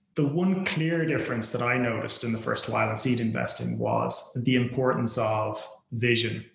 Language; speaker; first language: English; native; English